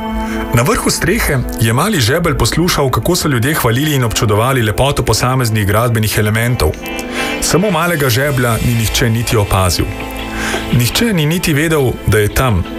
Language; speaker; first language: Slovenian; native; Slovenian